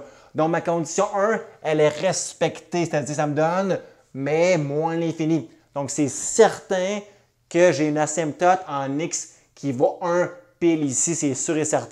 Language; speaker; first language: French; native; French